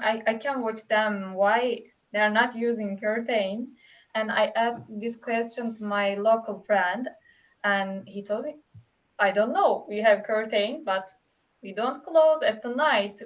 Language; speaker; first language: English; non-native, learner; Turkish